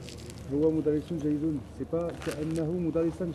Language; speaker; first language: Arabic; non-native, learner; French